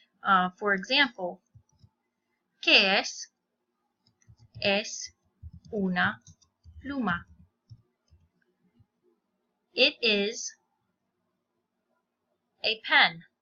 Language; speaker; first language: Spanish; non-native, fluent; English